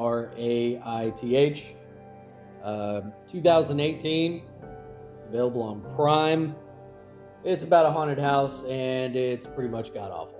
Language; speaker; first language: English; native; English